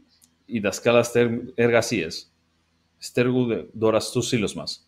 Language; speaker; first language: Greek; non-native, learner; English